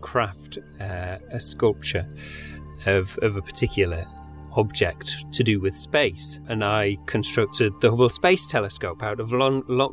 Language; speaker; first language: English; native; English